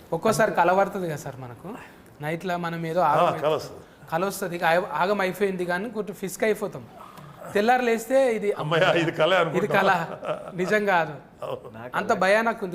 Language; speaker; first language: Telugu; native; Telugu